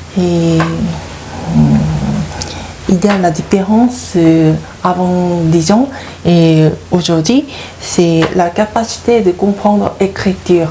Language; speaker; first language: French; non-native, learner; Korean